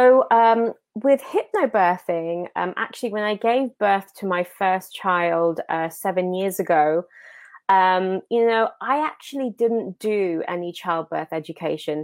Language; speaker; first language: English; native; English